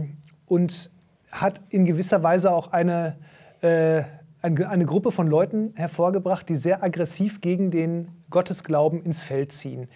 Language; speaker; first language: German; native; German